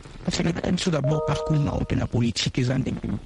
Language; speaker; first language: French; non-native, local second language; Lingala